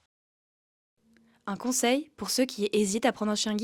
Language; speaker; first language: French; native; French